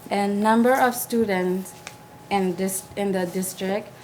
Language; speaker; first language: English; non-native, fluent; Burmese